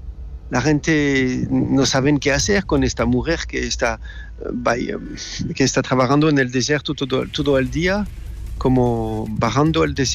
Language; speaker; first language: Spanish; non-native, fluent; French